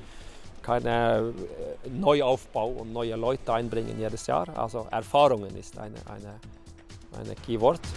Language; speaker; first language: German; non-native, fluent; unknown